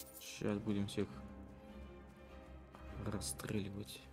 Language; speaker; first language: Russian; native; Russian